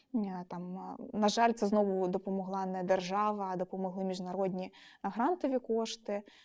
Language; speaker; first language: Ukrainian; non-native, local second language; Russian